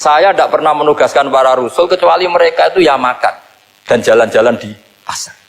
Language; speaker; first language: Indonesian; non-native, local second language; Javanese